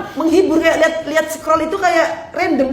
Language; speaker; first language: Indonesian; native; Indonesian